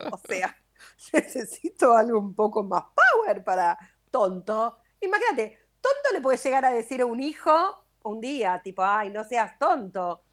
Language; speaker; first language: Spanish; native; Spanish